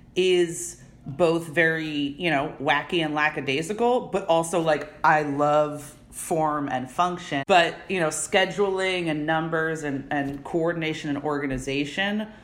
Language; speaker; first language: English; native; English